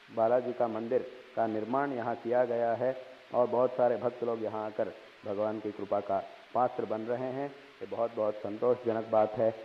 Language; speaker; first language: Hindi; non-native, local second language; Telugu